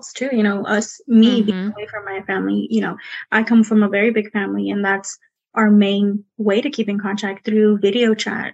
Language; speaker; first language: English; early bilingual, other home language; Spanish